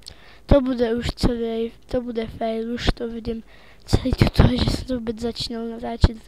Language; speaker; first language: Czech; native; Czech